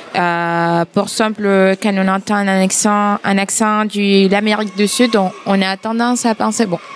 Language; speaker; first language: French; non-native, fluent; Spanish